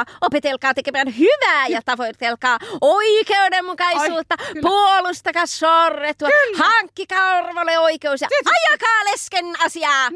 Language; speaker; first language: Finnish; native; Finnish